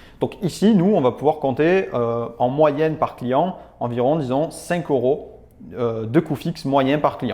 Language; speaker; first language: French; native; French